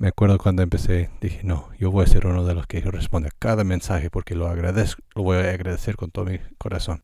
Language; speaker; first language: Spanish; non-native, fluent; English